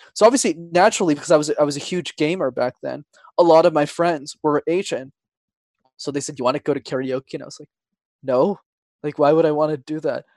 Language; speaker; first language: English; non-native, fluent; Tamil